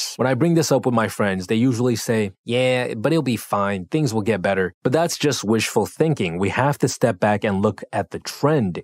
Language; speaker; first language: English; native; English